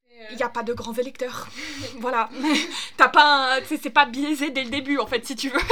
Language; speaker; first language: French; non-native, fluent; German